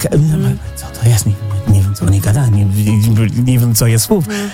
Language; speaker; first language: Polish; non-native, fluent; English